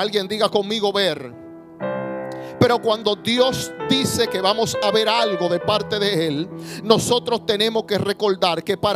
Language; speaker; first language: Spanish; native; Spanish